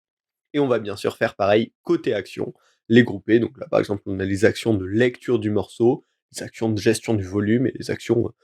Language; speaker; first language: French; native; French